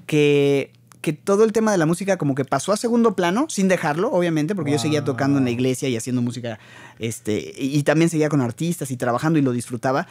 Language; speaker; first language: Spanish; native; Spanish